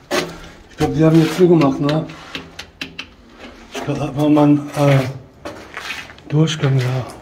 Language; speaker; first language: German; early bilingual, other home language; Turkish